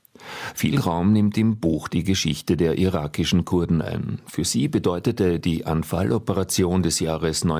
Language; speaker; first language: German; native; German